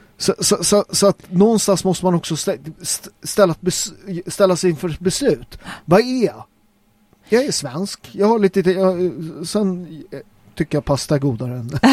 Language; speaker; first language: Swedish; native; Swedish